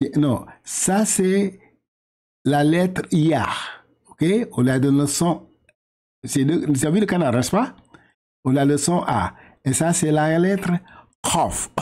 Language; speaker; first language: French; non-native, local second language; Wolof